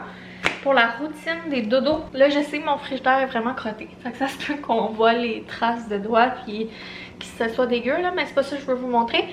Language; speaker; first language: French; native; French